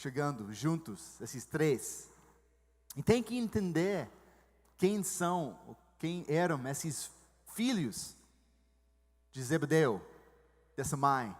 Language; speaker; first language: Portuguese; non-native, fluent; English